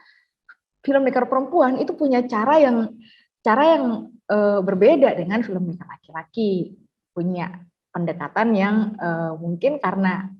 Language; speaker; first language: Indonesian; native; Indonesian